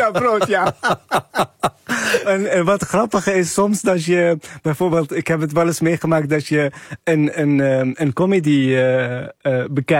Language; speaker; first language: Dutch; non-native, fluent; Arabic